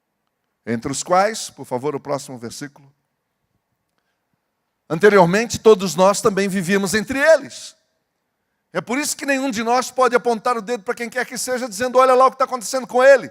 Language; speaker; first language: Portuguese; native; Portuguese